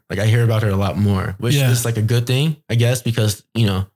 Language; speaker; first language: English; early bilingual, other home language; Spanish